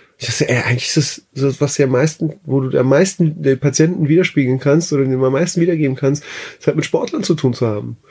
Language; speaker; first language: German; early bilingual, other home language; Persian